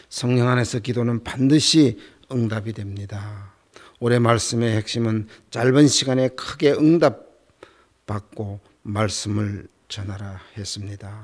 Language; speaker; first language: Korean; native; Korean